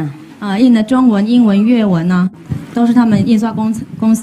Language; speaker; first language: Chinese; native; Chinese